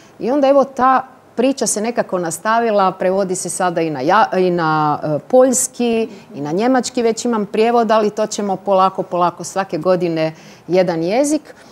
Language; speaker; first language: Croatian; native; Croatian